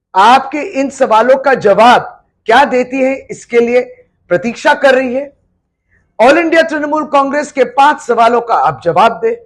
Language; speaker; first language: Hindi; non-native, local second language; Bangla